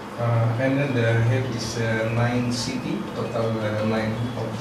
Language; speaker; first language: English; non-native, learner; Indonesian